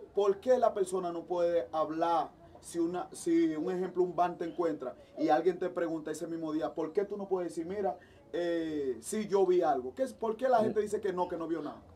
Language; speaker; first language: Spanish; native; Spanish